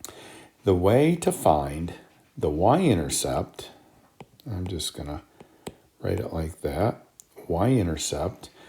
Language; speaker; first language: English; native; English